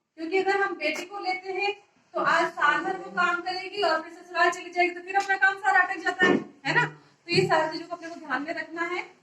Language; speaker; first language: Hindi; native; Hindi